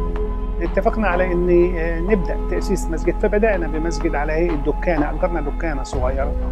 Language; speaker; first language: Arabic; native; Arabic